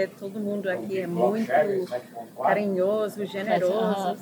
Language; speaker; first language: Portuguese; early bilingual, heritage; Portuguese